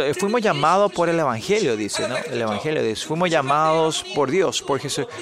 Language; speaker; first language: Spanish; non-native, fluent; Korean